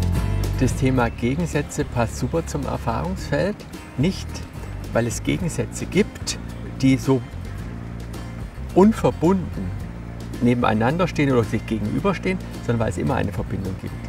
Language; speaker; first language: German; native; German